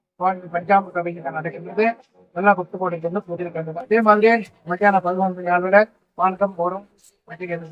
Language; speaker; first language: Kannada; non-native, local second language; Tamil